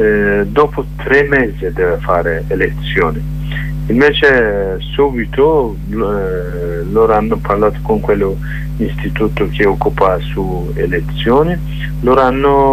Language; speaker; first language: Italian; non-native, learner; Kurdish